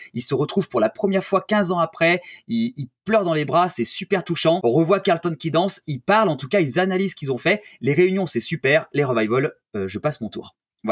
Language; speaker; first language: French; native; French